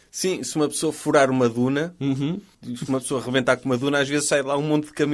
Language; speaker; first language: Portuguese; native; Portuguese